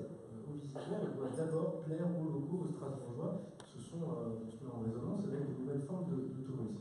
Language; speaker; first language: French; native; French